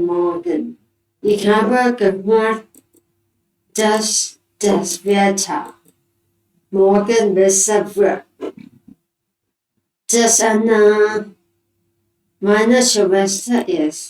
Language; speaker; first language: German; non-native, learner; Thai